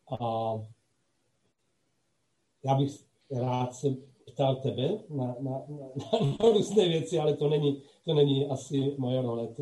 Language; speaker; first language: Czech; non-native, local second language; Slovak